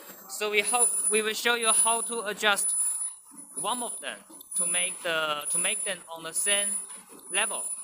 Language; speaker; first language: English; non-native, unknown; Chinese